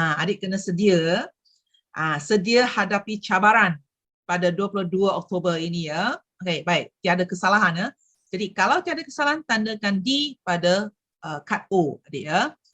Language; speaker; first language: Malay; non-native, local second language; Chinese